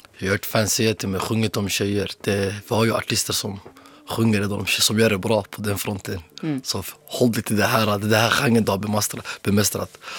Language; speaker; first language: Swedish; early bilingual, other home language; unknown